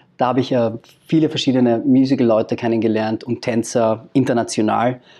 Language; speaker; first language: German; early bilingual, other home language; Filipino